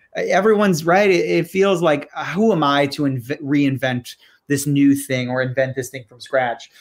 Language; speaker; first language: English; native; English